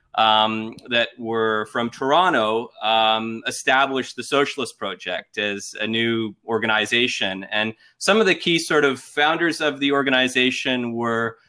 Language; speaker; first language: English; native; English